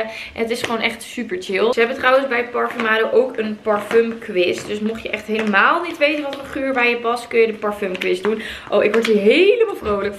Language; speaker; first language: Dutch; native; Dutch